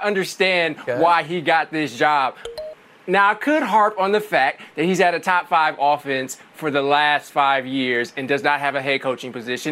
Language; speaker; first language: English; native; English